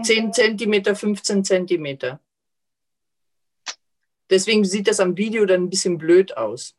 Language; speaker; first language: German; native; German